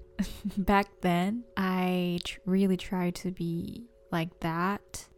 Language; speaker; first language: English; non-native, fluent; Japanese